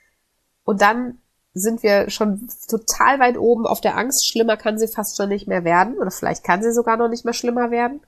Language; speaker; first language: German; native; German